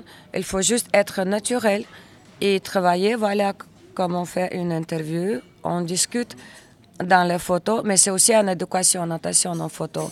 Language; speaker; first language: French; non-native, fluent; Russian